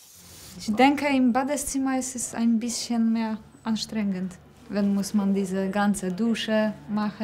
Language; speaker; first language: German; non-native, learner; Polish